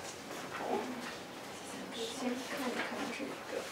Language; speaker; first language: Chinese; non-native, fluent; Russian